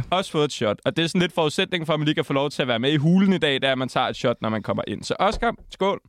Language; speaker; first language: Danish; native; Danish